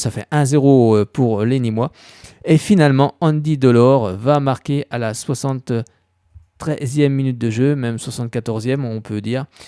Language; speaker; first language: French; native; French